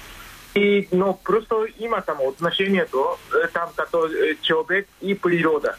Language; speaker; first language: Bulgarian; non-native, learner; Japanese